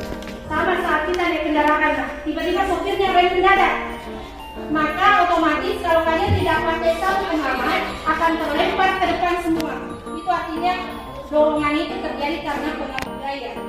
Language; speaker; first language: Indonesian; native; Indonesian